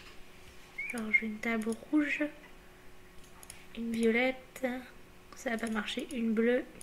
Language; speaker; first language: French; native; French